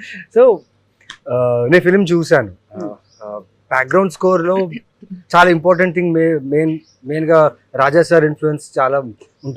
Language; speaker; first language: Telugu; native; Telugu